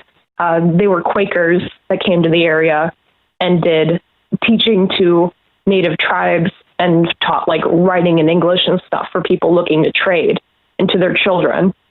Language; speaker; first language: English; native; English